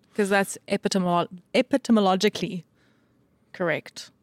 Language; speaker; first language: English; native; English